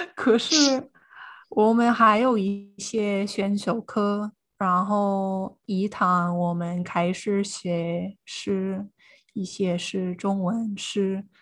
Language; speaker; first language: Chinese; non-native, fluent; English